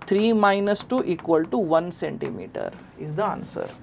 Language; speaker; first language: English; non-native, local second language; Marathi